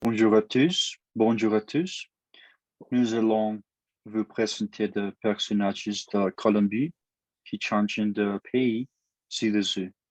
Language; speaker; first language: French; non-native, learner; Spanish